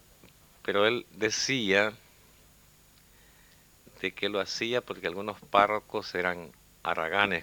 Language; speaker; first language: Spanish; native; Spanish